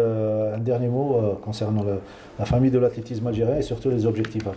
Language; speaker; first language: French; non-native, local second language; Arabic